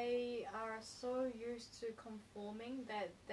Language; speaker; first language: English; native; English